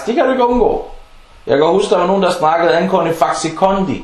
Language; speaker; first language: Danish; non-native, local second language; Arabic